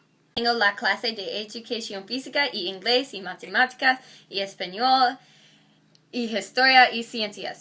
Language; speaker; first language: Spanish; non-native, learner; English